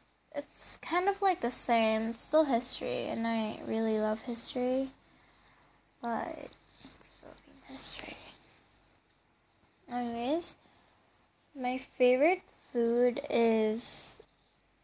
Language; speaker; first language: English; non-native, local second language; Filipino